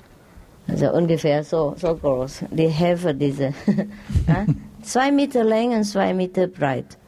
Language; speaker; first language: German; non-native, learner; Vietnamese